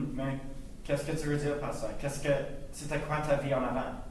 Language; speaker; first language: French; non-native, learner; English